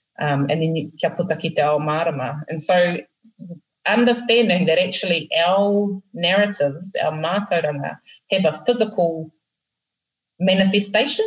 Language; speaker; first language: English; native; English